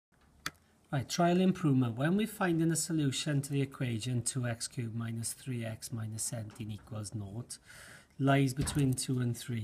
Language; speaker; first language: English; native; English